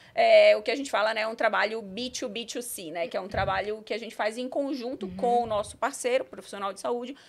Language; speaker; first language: Portuguese; native; Portuguese